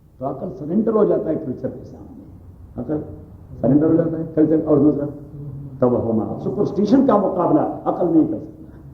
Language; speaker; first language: Urdu; non-native, local second language; Pashto